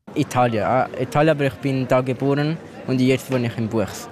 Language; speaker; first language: German; early bilingual, other home language; Italian